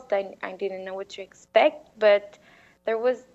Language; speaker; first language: English; non-native, fluent; French